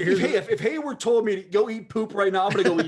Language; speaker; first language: English; native; English